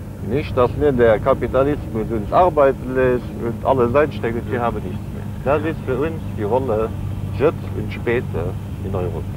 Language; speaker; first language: German; non-native, local second language; Luxembourgish